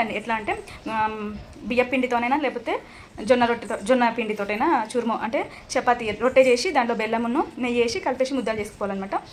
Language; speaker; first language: Telugu; non-native, local second language; Lambadi